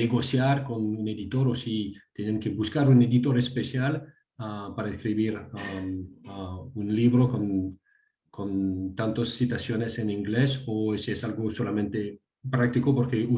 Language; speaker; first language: Spanish; non-native, fluent; French